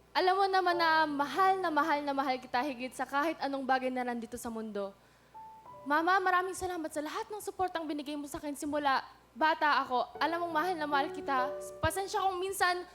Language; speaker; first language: Filipino; native; Filipino